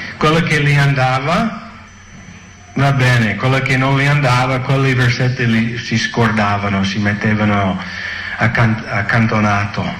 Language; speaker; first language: Italian; non-native, fluent; English